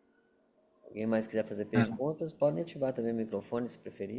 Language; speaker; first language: Portuguese; native; Portuguese